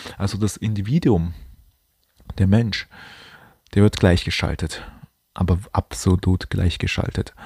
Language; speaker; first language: German; non-native, fluent; Chinese